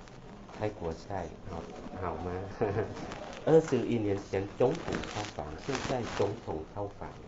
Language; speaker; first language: Chinese; non-native, learner; Thai